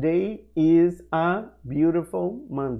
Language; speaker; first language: English; non-native, fluent; Portuguese